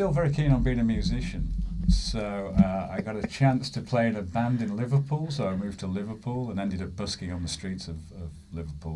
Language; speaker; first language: English; native; English